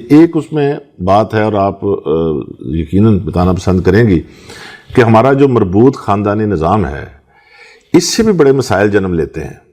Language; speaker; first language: Urdu; native; Urdu